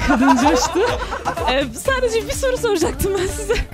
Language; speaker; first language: Turkish; native; Turkish